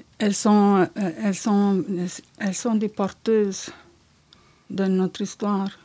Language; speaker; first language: French; non-native, local second language; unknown